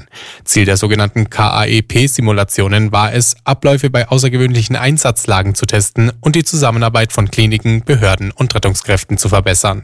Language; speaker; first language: German; native; German